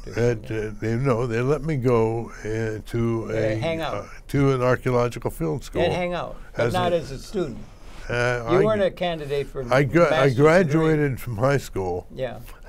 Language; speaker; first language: English; native; English